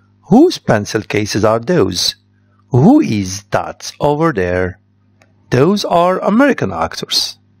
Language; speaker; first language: English; non-native, fluent; Arabic